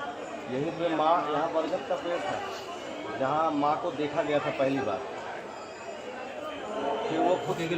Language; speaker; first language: Hindi; native; Hindi